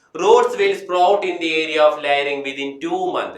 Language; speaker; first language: English; non-native, local second language; Malayalam